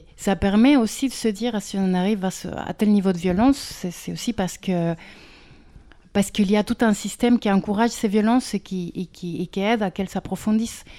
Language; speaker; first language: French; non-native, fluent; Spanish